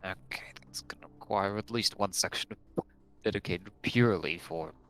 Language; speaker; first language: English; non-native, fluent; Latvian